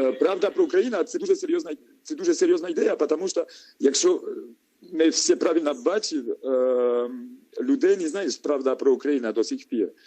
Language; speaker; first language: Ukrainian; non-native, learner; French